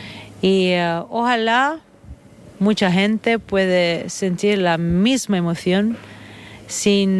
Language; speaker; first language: Spanish; non-native, fluent; Italian